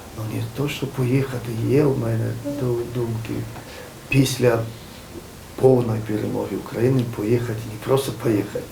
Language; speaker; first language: Ukrainian; non-native, fluent; Georgian